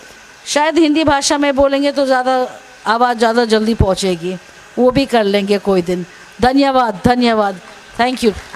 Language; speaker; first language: Hindi; non-native, local second language; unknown